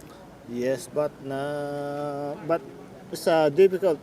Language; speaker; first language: English; non-native, local second language; Filipino